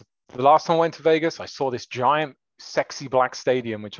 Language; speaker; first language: English; native; English